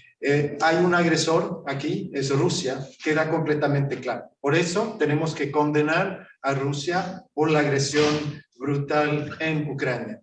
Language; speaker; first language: Spanish; non-native, fluent; Swedish